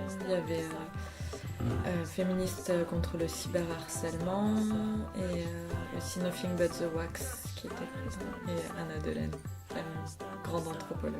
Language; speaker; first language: French; native; French